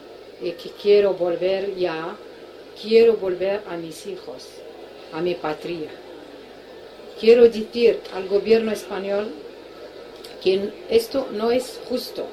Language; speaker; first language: Spanish; non-native, fluent; Arabic